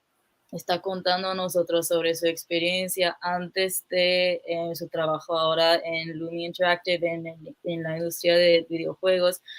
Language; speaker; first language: Spanish; non-native, fluent; English